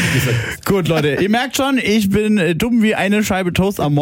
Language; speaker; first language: German; native; German